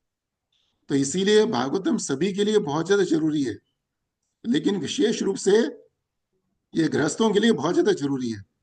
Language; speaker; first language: Hindi; native; Hindi